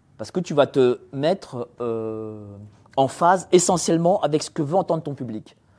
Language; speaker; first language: French; early bilingual, other home language; Polish